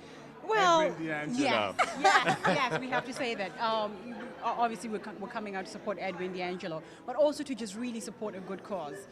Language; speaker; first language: English; non-native, local second language; Tswana